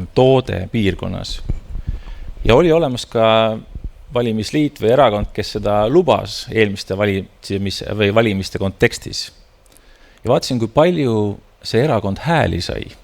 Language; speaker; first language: Estonian; native; Estonian